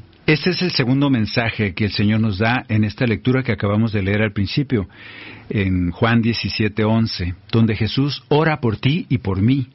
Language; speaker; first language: Spanish; native; Spanish